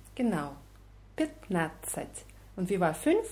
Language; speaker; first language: German; non-native, fluent; Russian